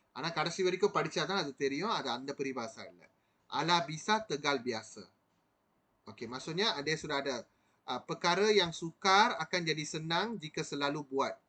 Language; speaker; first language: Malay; non-native, local second language; Tamil